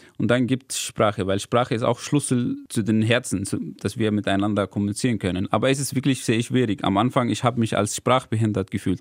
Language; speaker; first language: German; non-native, fluent; Arabic